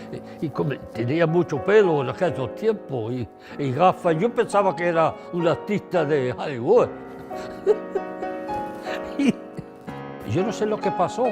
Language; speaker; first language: Spanish; early bilingual, heritage; English